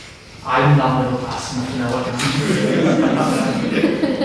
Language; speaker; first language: English; native; English